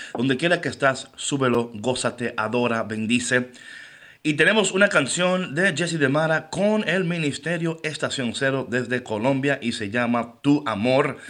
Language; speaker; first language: Spanish; native; Spanish